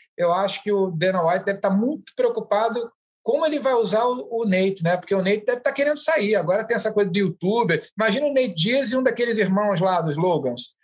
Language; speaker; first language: Portuguese; native; Portuguese